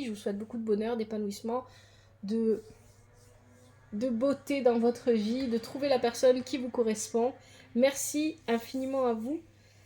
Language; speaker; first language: French; native; French